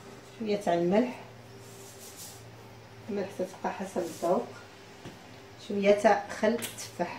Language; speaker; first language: Arabic; native; Arabic